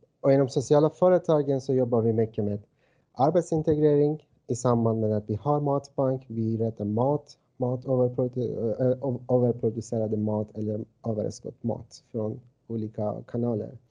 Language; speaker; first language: Swedish; non-native, fluent; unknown